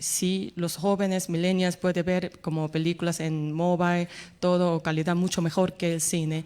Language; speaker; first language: Spanish; non-native, fluent; Korean